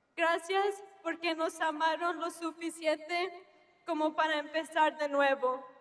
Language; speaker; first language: Spanish; early bilingual, heritage; Spanish